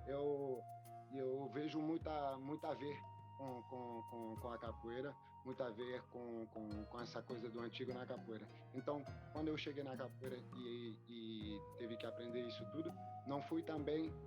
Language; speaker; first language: Portuguese; non-native, fluent; French